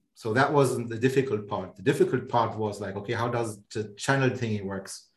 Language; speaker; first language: English; non-native, fluent; German